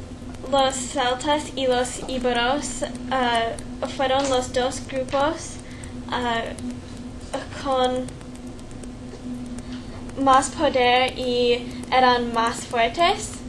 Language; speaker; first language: Spanish; non-native, learner; English